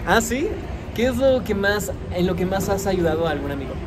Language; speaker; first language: Spanish; native; Spanish